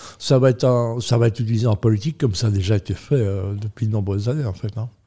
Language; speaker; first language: French; native; French